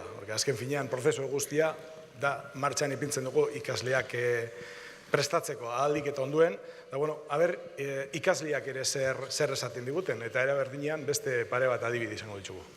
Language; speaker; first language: Basque; native; Basque